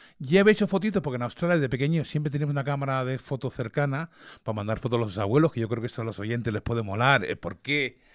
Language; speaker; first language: Spanish; early bilingual, other home language; English